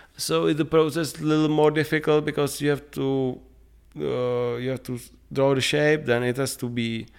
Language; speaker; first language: English; non-native, fluent; Czech